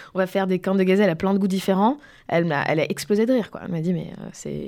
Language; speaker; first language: French; native; French